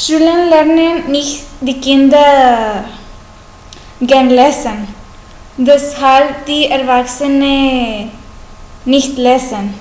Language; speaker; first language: German; non-native, learner; Spanish